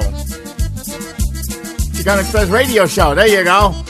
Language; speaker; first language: English; early bilingual, other home language; Spanish